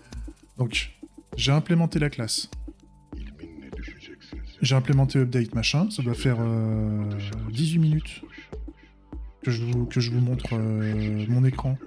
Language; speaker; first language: French; native; French